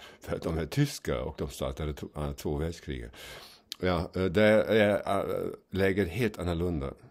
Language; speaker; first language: Swedish; non-native, fluent; German